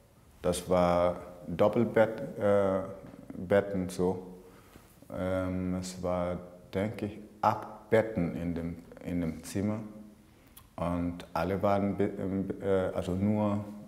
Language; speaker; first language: German; non-native, fluent; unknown